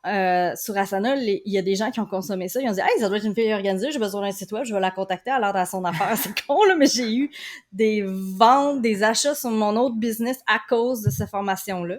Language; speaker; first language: French; native; French